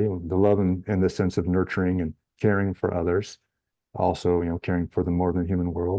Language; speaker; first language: English; native; English